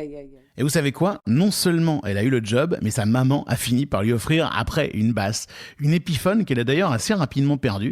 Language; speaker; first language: French; native; French